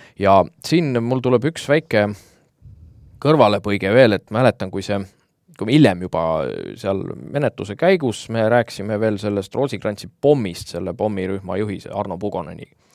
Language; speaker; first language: Estonian; native; Estonian